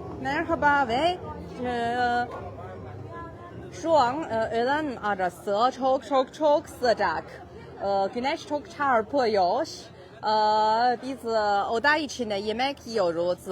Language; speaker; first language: Turkish; non-native, learner; Chinese